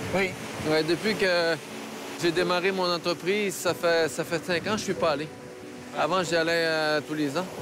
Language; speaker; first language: French; native; French